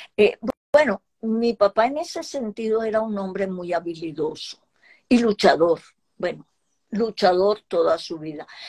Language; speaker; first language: Spanish; early bilingual, other home language; Hebrew